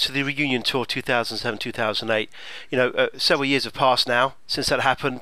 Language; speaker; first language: English; native; English